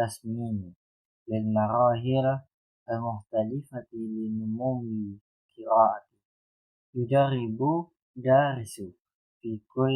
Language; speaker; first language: Arabic; non-native, learner; Indonesian